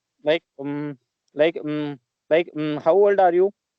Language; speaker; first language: English; non-native, learner; Marathi